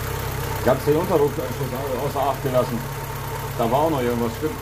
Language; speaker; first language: German; native; German